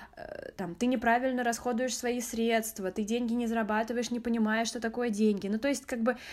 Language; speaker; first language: Russian; native; Russian